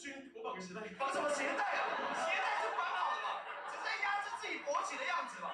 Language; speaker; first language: Chinese; native; Chinese